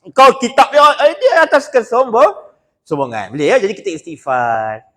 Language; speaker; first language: Malay; native; Malay